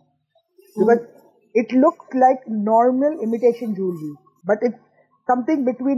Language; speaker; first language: English; non-native, local second language; Gujarati